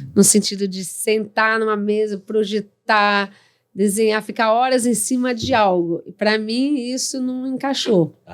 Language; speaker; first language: Portuguese; native; Portuguese